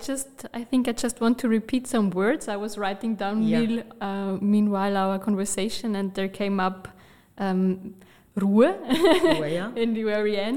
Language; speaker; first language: English; non-native, fluent; German